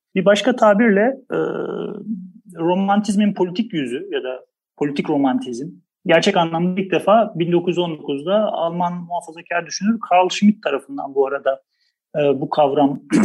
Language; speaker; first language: Turkish; native; Turkish